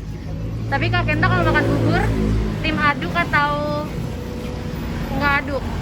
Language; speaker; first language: Indonesian; native; Indonesian